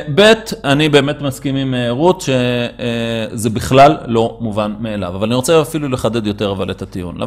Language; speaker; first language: Hebrew; native; Hebrew